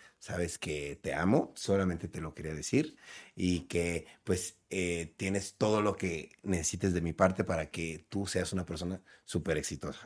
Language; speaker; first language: Spanish; native; Spanish